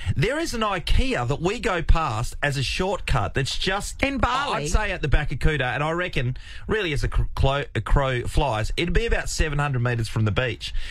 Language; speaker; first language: English; native; English